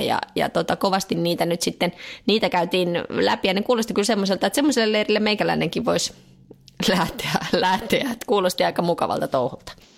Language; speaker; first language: Finnish; native; Finnish